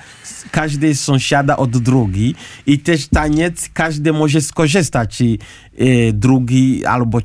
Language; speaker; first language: Polish; non-native, learner; Kinyarwanda